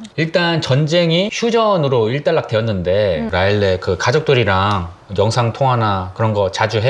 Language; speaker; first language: Korean; native; Korean